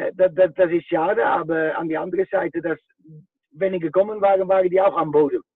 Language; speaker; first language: German; non-native, fluent; Dutch